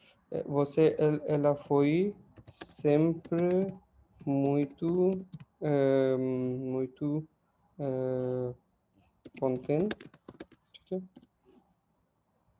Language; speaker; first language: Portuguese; non-native, fluent; Hindi